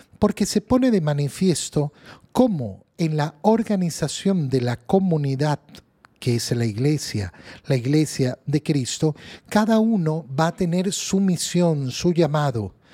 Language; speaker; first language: Spanish; native; Spanish